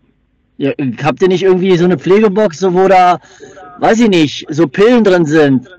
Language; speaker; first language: German; native; German